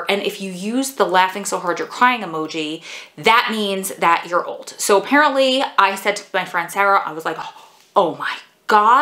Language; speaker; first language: English; native; English